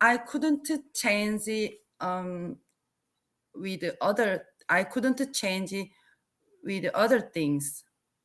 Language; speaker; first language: English; non-native, learner; Korean